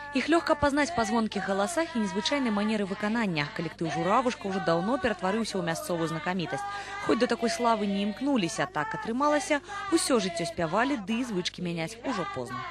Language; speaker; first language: Belarusian; native; Belarusian